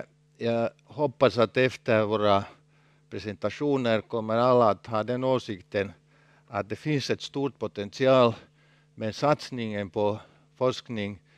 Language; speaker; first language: Swedish; non-native, local second language; Finnish